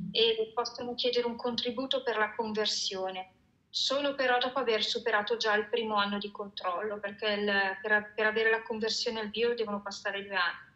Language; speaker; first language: Italian; native; Italian